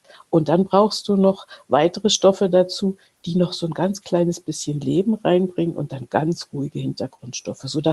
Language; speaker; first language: German; native; German